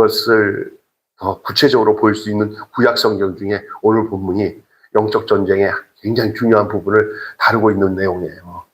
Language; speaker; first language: Korean; native; Korean